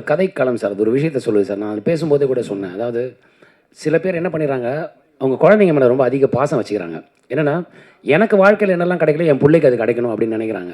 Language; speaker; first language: Tamil; native; Tamil